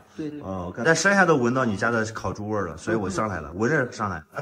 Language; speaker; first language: Chinese; native; Chinese